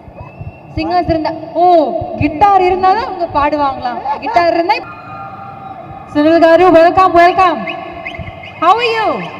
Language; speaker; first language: Tamil; native; Tamil